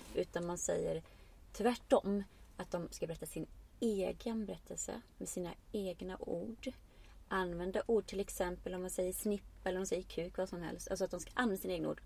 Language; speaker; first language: Swedish; non-native, fluent; Icelandic